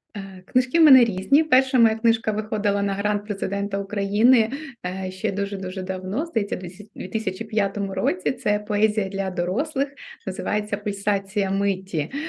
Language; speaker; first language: Ukrainian; non-native, local second language; Russian